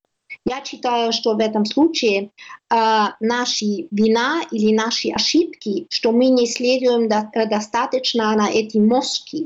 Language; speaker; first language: Russian; non-native, learner; German